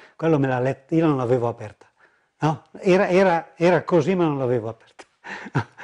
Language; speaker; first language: Italian; native; Italian